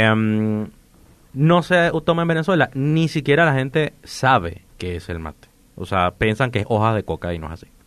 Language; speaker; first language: Spanish; native; Spanish